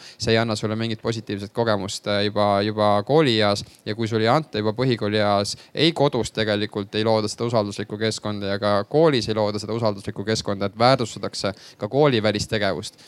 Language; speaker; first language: Estonian; native; Estonian